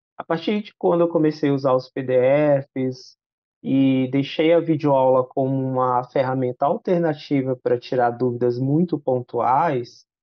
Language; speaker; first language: Portuguese; native; Portuguese